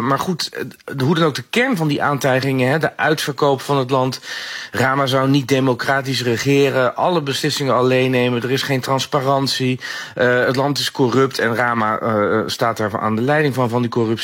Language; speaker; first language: Dutch; native; Dutch